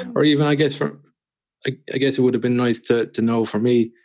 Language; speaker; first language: English; native; English